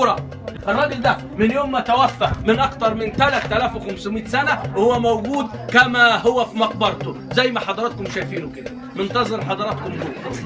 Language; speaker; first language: Arabic; native; Arabic